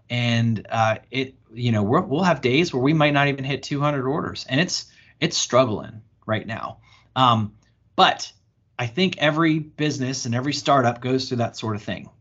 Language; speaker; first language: English; native; English